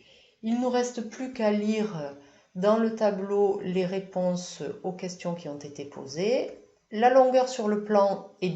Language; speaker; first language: French; native; French